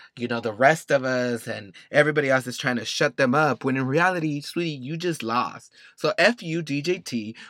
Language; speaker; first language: English; early bilingual, other home language; Spanish